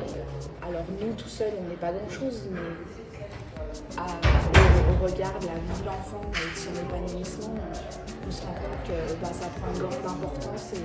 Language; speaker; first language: French; native; French